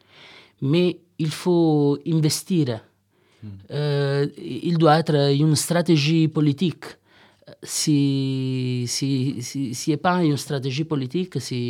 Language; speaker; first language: French; non-native, learner; Italian